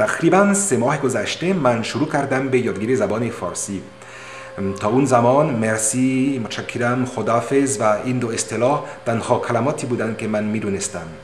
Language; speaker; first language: Persian; non-native, learner; French